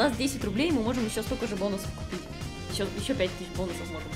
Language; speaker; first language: Russian; native; Russian